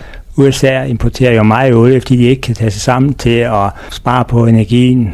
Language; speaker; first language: Danish; native; Danish